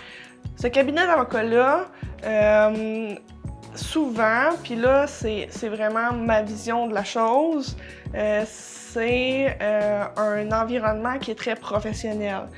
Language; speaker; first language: French; native; French